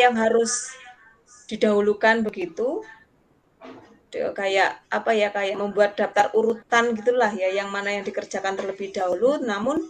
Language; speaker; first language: Indonesian; non-native, local second language; Javanese